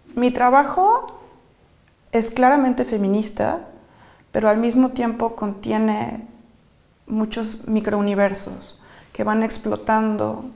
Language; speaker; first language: Spanish; native; Spanish